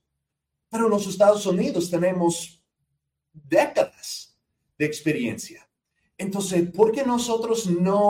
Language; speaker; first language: Spanish; non-native, fluent; English